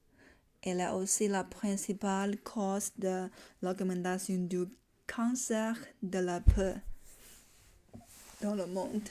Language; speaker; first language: French; non-native, learner; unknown